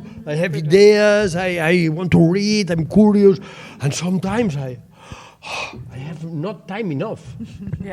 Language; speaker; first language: English; non-native, learner; Catalan